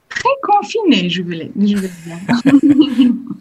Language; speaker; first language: French; non-native, fluent; Bulgarian